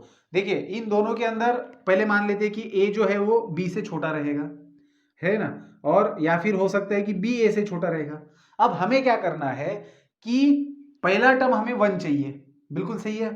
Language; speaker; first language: Hindi; native; Hindi